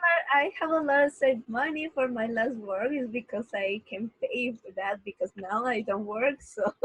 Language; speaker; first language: English; non-native, learner; Spanish